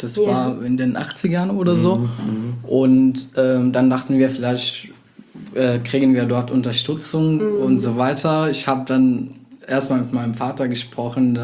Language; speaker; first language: German; non-native, fluent; Arabic